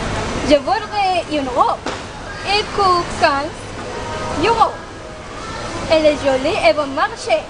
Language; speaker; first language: French; non-native, learner; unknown